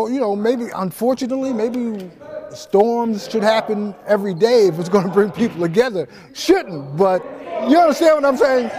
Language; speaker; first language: English; native; English